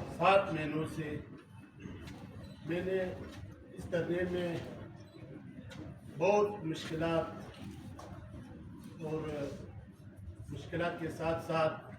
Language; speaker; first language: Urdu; non-native, local second language; Pashto